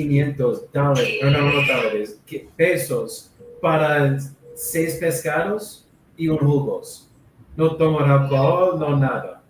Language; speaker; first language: Spanish; non-native, learner; English